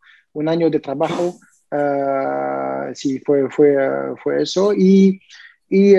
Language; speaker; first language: Spanish; non-native, learner; French